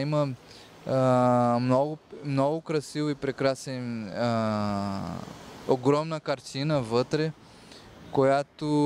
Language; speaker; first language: Bulgarian; non-native, learner; Portuguese